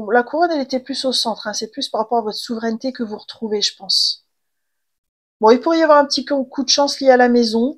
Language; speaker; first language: French; native; French